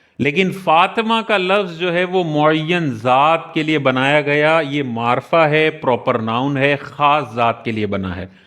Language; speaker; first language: Urdu; native; Urdu